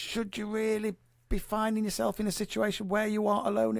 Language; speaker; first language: English; native; English